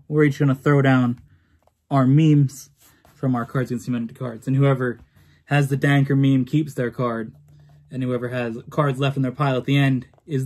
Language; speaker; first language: English; native; English